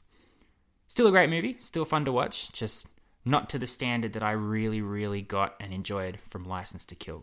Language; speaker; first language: English; native; English